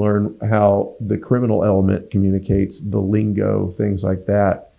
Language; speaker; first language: English; native; English